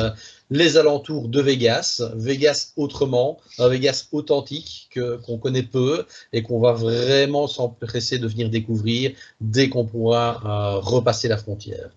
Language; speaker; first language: French; native; French